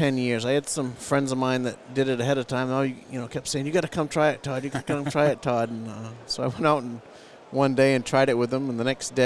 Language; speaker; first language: English; native; English